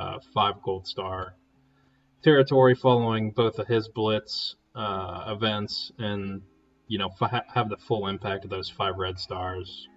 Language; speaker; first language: English; native; English